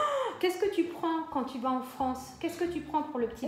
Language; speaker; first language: French; native; French